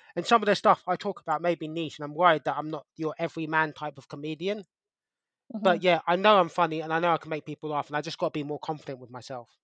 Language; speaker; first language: English; native; English